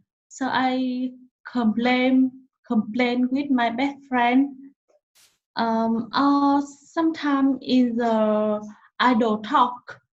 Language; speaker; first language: English; non-native, learner; Vietnamese